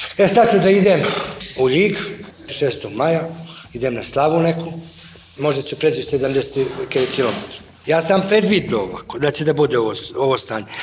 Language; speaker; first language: Serbian; native; Serbian